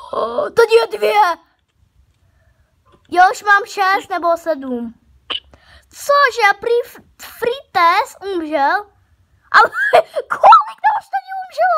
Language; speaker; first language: Czech; early bilingual, other home language; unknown